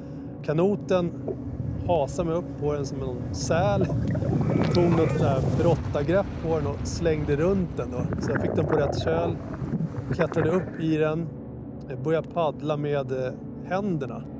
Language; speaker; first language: Swedish; native; Swedish